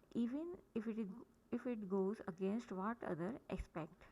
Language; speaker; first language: English; non-native, local second language; Urdu